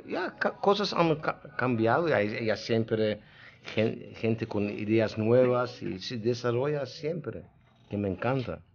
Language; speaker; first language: Spanish; non-native, learner; Dutch